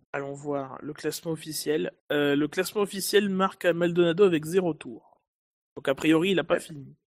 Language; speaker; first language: French; native; French